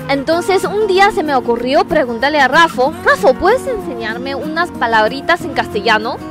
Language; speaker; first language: Spanish; non-native, fluent; Chinese